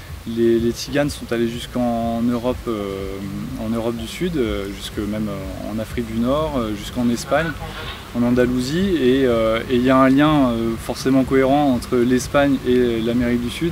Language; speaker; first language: French; native; French